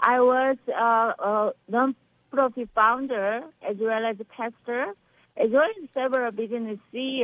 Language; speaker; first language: English; non-native, learner; Korean